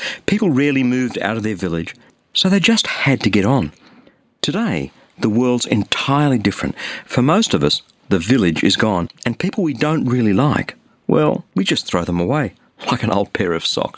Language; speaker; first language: English; native; English